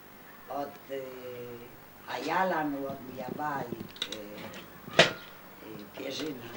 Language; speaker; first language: Hebrew; non-native, fluent; Yiddish